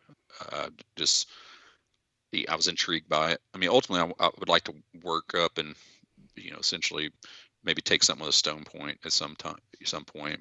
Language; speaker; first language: English; native; English